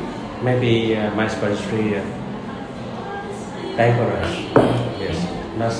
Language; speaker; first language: English; non-native, learner; Vietnamese